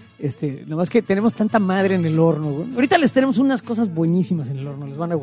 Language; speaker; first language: Spanish; native; Spanish